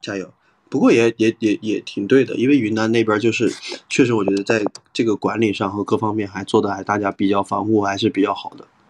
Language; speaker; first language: Chinese; native; Chinese